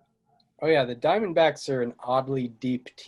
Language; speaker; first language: English; native; English